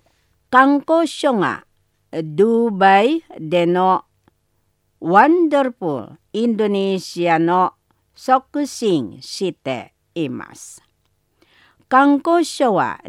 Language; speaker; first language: Japanese; non-native, learner; Indonesian